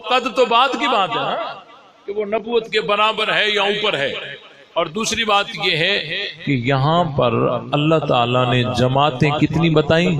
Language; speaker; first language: Urdu; non-native, local second language; Sindhi